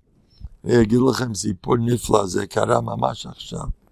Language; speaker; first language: Hebrew; non-native, fluent; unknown